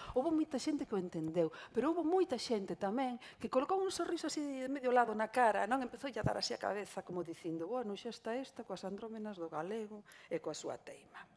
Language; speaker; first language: Galician; non-native, local second language; Spanish